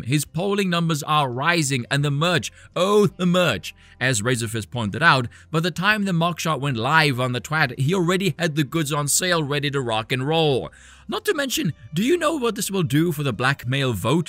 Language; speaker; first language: English; native; English